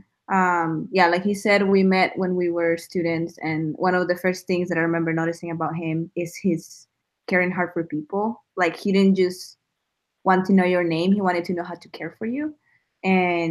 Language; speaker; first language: English; non-native, fluent; Spanish